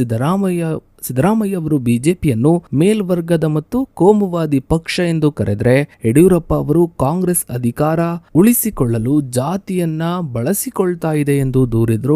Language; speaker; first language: Kannada; native; Kannada